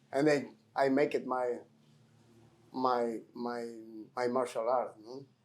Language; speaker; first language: English; non-native, learner; Spanish